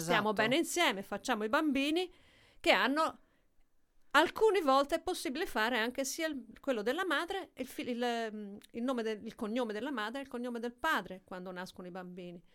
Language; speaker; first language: Italian; native; Italian